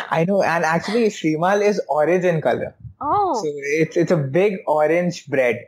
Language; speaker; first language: English; non-native, local second language; Hindi